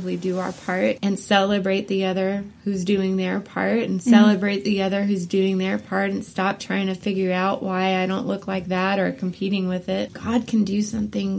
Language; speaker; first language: English; native; English